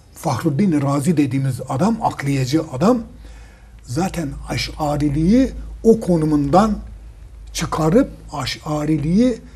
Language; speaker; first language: Turkish; native; Turkish